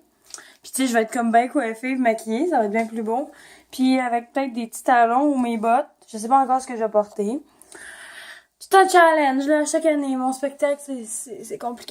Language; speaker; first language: French; native; French